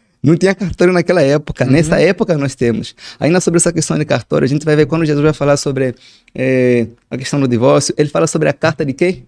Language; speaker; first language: Portuguese; native; Portuguese